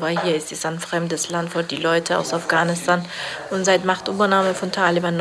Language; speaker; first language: German; non-native, fluent; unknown